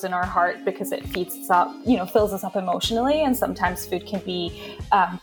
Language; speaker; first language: English; native; English